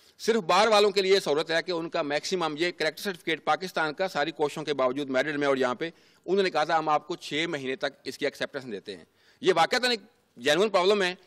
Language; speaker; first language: Urdu; non-native, local second language; Punjabi